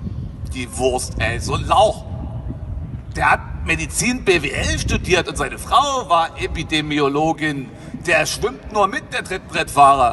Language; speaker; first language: German; native; German